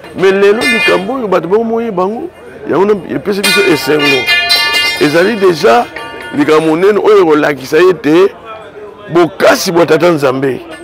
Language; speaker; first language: Lingala; non-native, local second language; Kongo